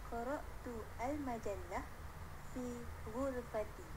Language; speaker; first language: Arabic; non-native, learner; Malay